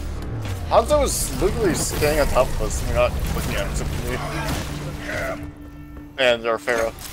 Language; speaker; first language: English; native; English